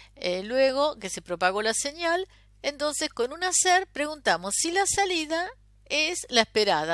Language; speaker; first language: Spanish; native; Spanish